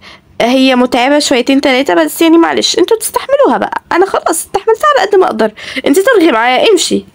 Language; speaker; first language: Arabic; native; Arabic